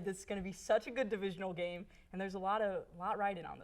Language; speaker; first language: English; native; English